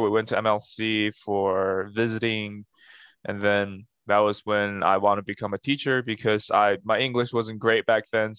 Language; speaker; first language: English; non-native, fluent; Chinese